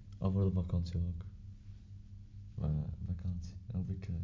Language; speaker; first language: Dutch; non-native, learner; Arabic